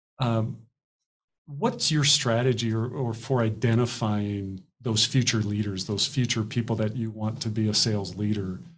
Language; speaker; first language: English; native; English